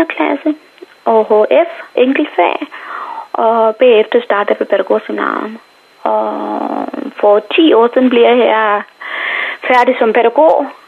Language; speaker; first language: Danish; non-native, fluent; Tamil